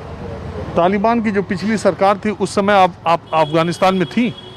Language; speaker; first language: Hindi; native; Hindi